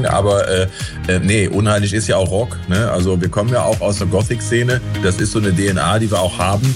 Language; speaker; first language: German; native; German